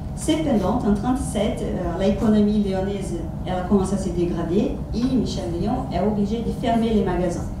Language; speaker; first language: French; non-native, fluent; Portuguese